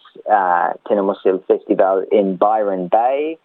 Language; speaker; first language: Spanish; non-native, learner; English